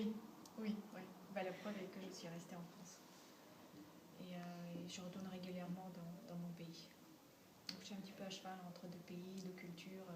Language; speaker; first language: French; non-native, fluent; Bulgarian